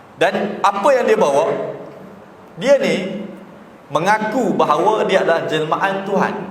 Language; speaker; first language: Malay; native; Malay